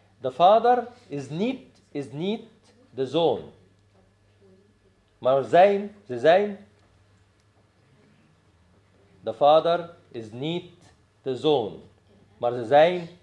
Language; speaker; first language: Dutch; non-native, fluent; Arabic